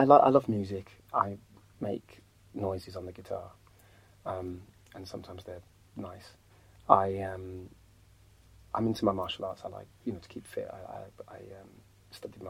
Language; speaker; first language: English; native; English